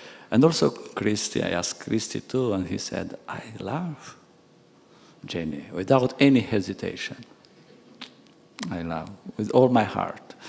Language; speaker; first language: English; non-native, learner; Romanian